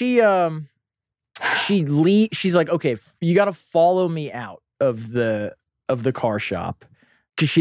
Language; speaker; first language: English; native; English